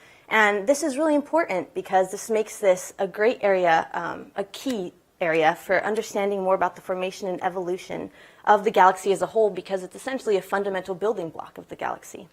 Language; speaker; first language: English; native; English